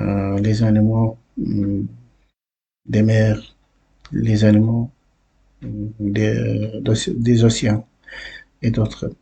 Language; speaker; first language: French; non-native, learner; Uzbek